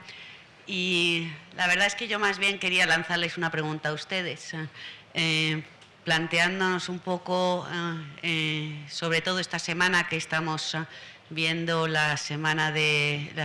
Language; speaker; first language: Spanish; native; Spanish